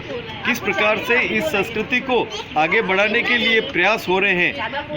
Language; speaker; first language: Hindi; native; Hindi